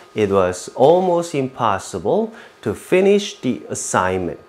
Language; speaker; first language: English; non-native, fluent; Korean